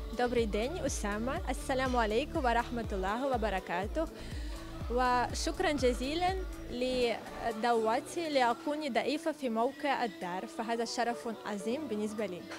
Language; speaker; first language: Arabic; non-native, fluent; Ukrainian